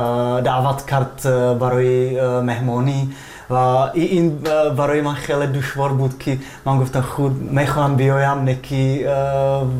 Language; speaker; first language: Persian; non-native, fluent; Czech